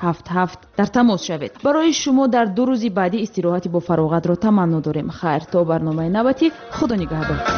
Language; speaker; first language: Tajik; native; Tajik